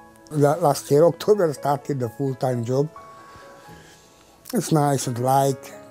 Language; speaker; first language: English; non-native, learner; Hungarian